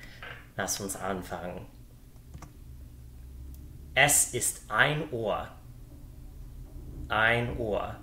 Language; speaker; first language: German; non-native, fluent; English